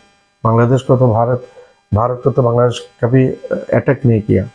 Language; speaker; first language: Hindi; non-native, learner; Bangla